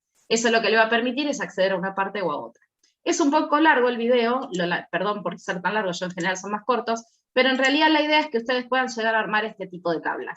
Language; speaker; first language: Spanish; native; Spanish